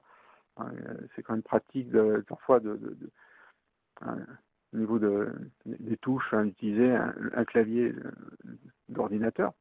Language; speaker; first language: French; native; French